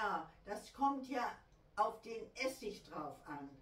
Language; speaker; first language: German; native; German